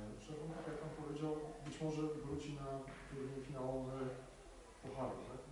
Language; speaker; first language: Polish; native; Polish